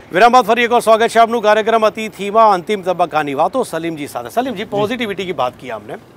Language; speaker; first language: Hindi; non-native, local second language; Gujarati